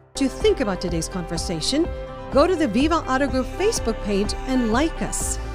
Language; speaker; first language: English; early bilingual, other home language; Spanish